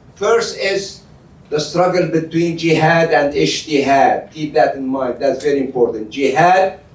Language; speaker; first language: English; non-native, fluent; Arabic